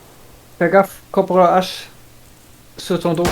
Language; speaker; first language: French; non-native, learner; German